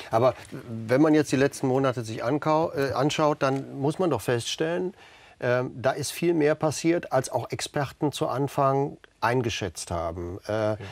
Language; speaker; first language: German; native; German